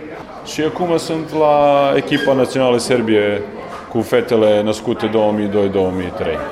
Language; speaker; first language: Romanian; non-native, learner; Serbian